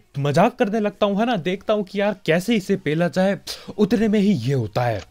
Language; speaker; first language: Hindi; native; Hindi